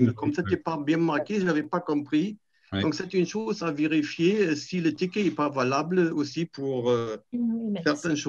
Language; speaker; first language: French; non-native, fluent; German